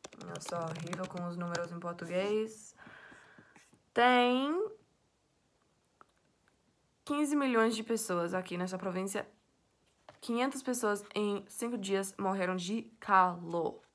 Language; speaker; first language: Portuguese; non-native, fluent; English